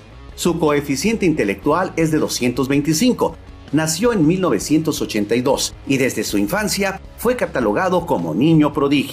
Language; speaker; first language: Spanish; native; Spanish